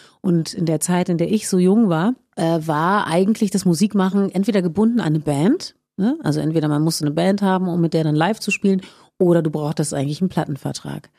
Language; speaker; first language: German; native; German